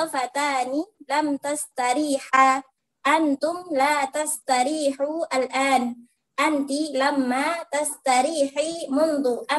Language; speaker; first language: Arabic; non-native, learner; Indonesian